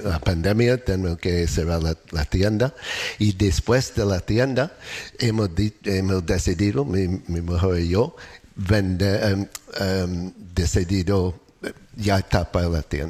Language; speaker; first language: Spanish; non-native, learner; English